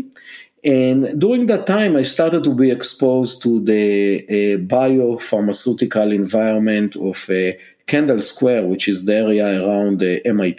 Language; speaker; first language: English; non-native, fluent; Hebrew